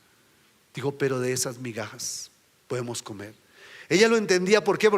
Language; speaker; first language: Spanish; native; Spanish